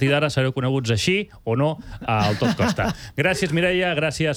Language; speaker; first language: Catalan; native; Catalan